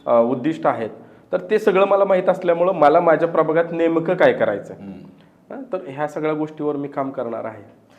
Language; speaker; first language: Marathi; native; Marathi